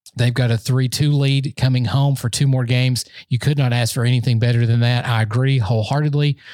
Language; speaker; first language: English; native; English